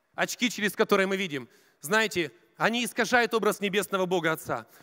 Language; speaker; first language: Russian; native; Russian